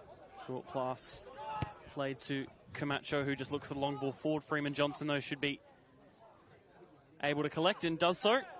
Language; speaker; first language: English; native; English